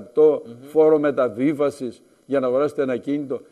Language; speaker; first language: Greek; native; Greek